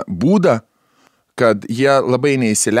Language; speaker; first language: Lithuanian; native; Lithuanian